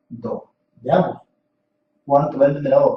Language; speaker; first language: Spanish; native; Spanish